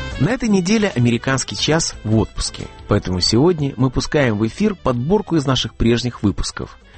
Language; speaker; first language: Russian; native; Russian